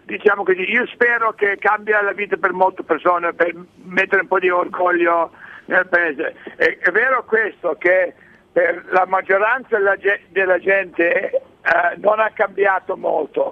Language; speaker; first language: Italian; early bilingual, heritage; English